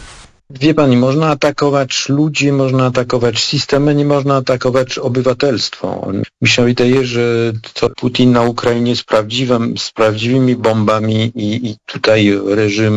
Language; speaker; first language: Polish; non-native, fluent; French